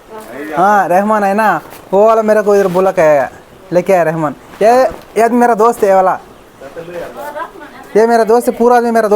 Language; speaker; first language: Hindi; non-native, local second language; Kannada